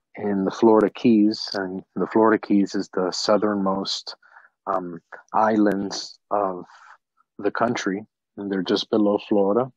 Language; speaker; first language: English; native; English